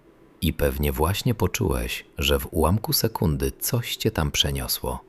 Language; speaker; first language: Polish; native; Polish